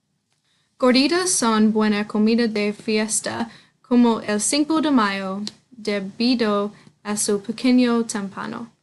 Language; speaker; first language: Spanish; non-native, learner; English